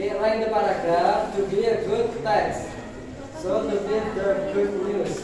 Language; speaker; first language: English; non-native, learner; Indonesian